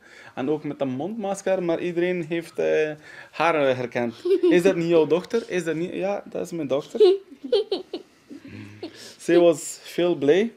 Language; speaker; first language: Dutch; non-native, learner; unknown